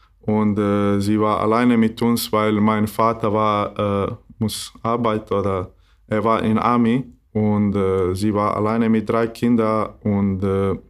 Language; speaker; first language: German; non-native, learner; Bosnian